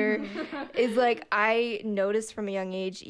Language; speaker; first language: English; native; English